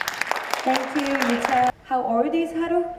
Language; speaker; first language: English; non-native, learner; Korean